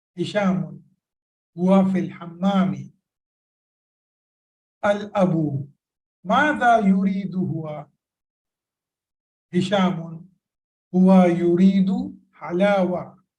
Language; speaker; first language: Arabic; non-native, fluent; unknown